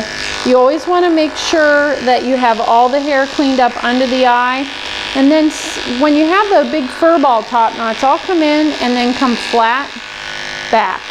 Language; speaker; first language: English; native; English